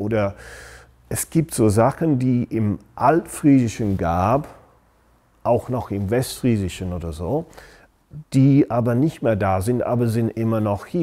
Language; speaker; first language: German; non-native, fluent; English